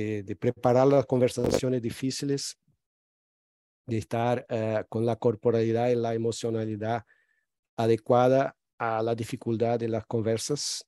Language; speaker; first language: Spanish; non-native, fluent; Portuguese